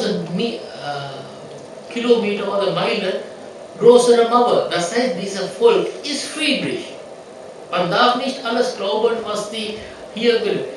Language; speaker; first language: German; non-native, learner; Sinhala